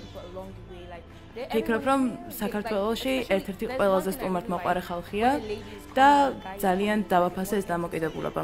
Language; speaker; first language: Georgian; non-native, fluent; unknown